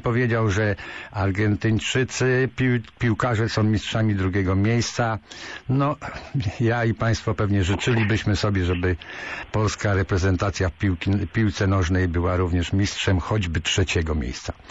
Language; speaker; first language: Polish; native; Polish